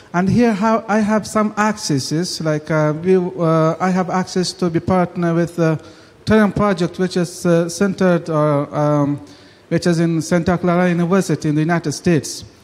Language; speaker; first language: English; non-native, fluent; Persian